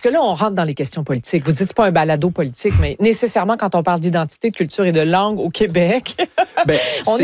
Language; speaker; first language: French; native; French